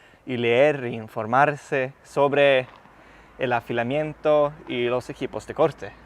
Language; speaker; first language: Spanish; non-native, fluent; Swedish